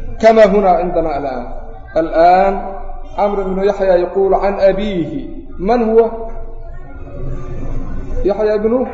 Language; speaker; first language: Arabic; non-native, local second language; Somali